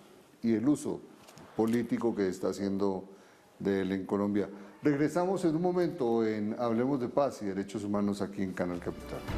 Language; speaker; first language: Spanish; native; Spanish